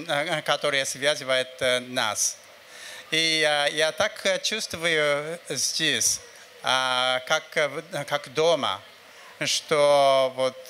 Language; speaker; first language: Russian; non-native, fluent; Japanese